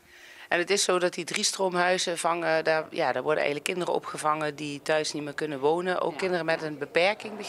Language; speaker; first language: Dutch; native; Dutch